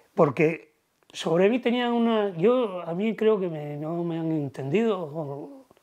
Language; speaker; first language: Spanish; native; Spanish